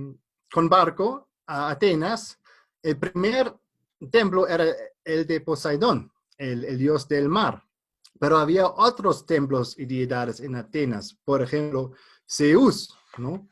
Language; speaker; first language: Spanish; non-native, fluent; German